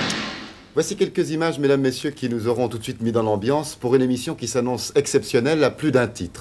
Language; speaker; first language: French; native; French